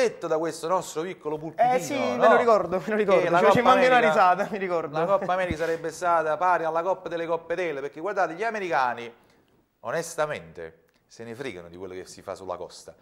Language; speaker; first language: Italian; native; Italian